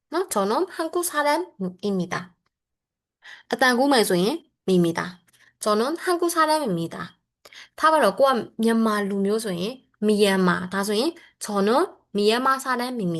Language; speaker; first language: Korean; non-native, fluent; Burmese